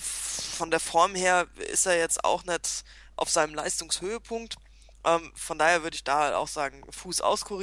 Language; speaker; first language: German; native; German